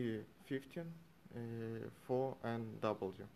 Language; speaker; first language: English; non-native, learner; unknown